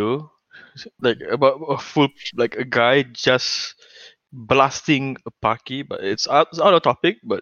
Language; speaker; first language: English; non-native, local second language; Malay